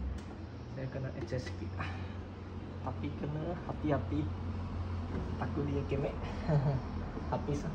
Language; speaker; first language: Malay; non-native, local second language; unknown